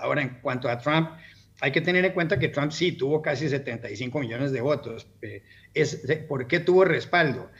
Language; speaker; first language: Spanish; native; Spanish